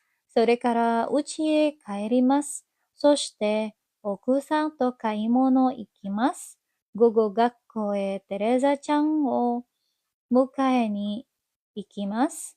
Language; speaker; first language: Japanese; non-native, learner; Indonesian